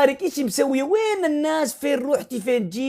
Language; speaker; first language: Arabic; native; Arabic